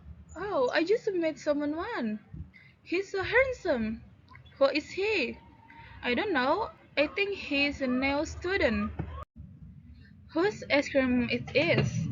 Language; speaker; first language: English; non-native, learner; Indonesian